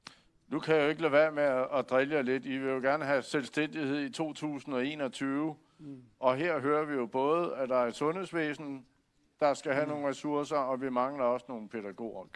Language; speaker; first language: Danish; native; Danish